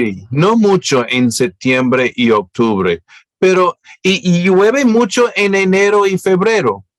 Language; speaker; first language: Spanish; non-native, fluent; English